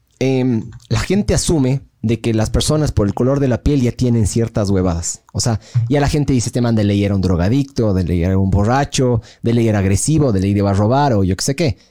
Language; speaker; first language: Spanish; native; Spanish